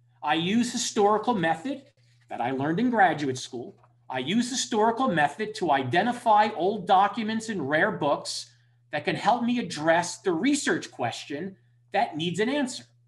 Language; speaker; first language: English; native; English